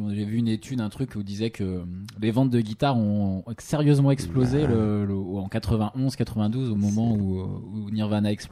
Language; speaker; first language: French; native; French